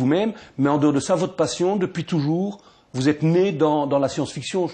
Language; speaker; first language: French; native; French